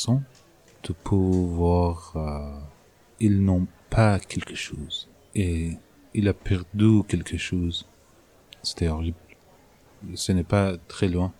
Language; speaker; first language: French; non-native, learner; Persian